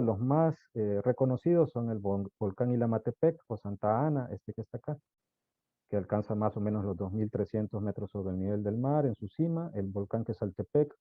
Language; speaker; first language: Spanish; native; Spanish